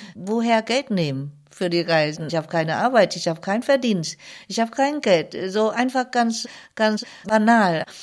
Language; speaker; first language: German; non-native, fluent; Vietnamese